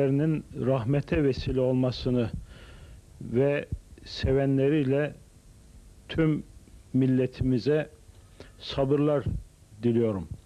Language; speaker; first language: Turkish; native; Turkish